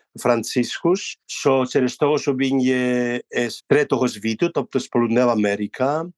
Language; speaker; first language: Ukrainian; non-native, learner; Spanish